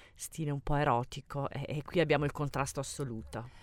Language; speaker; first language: Italian; native; Italian